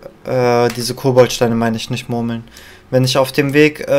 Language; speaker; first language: German; native; German